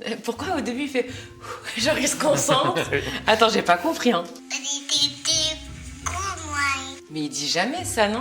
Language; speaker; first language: French; native; French